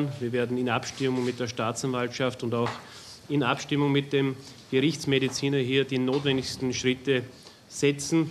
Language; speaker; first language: German; native; German